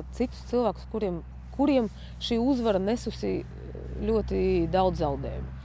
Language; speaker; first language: Latvian; non-native, fluent; Russian